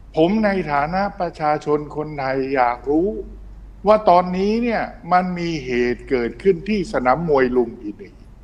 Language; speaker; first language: Thai; native; Thai